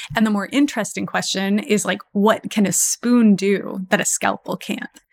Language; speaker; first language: English; native; English